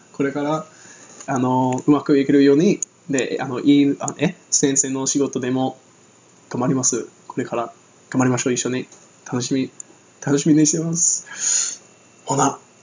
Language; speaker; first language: Japanese; non-native, learner; English